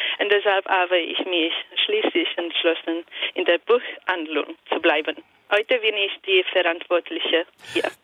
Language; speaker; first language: German; non-native, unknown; Italian